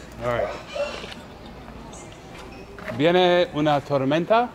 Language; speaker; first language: Spanish; non-native, learner; English